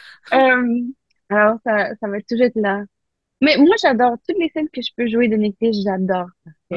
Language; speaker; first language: French; non-native, local second language; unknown